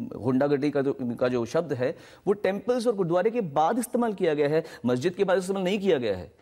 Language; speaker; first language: Hindi; native; Hindi